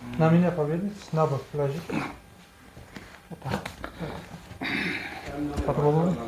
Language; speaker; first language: Russian; non-native, learner; Tajik